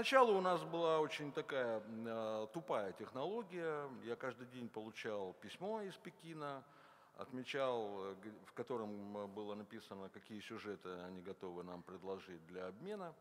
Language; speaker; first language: Russian; native; Russian